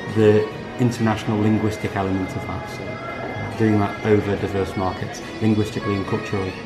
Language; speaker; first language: English; native; English